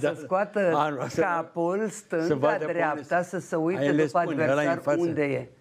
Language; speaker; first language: Romanian; non-native, local second language; Ukrainian